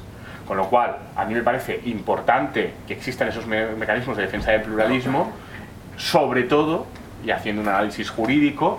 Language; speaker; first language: Spanish; native; Spanish